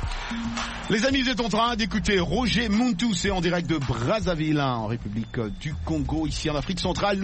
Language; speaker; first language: French; non-native, local second language; Lingala